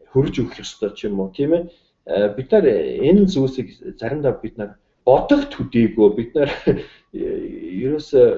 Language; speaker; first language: Mongolian; non-native, fluent; English